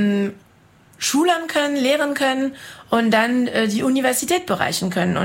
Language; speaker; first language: German; non-native, fluent; French